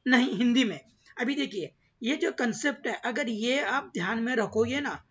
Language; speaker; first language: Hindi; non-native, local second language; Marathi